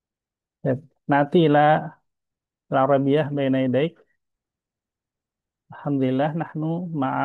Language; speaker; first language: Arabic; non-native, fluent; Indonesian